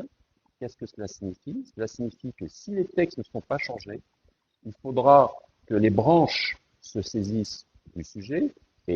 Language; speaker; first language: French; native; French